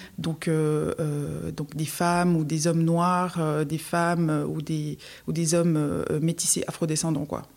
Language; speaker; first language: French; native; French